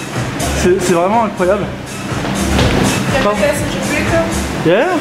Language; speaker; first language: French; native; French